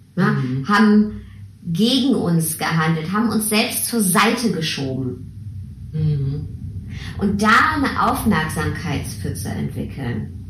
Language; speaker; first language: German; early bilingual, other home language; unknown